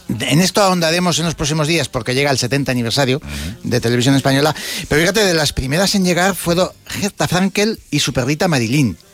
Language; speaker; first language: Spanish; native; Spanish